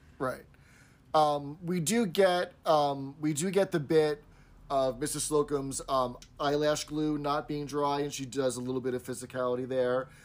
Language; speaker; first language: English; native; English